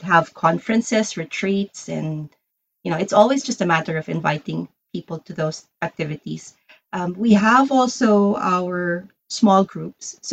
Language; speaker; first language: English; non-native, local second language; Filipino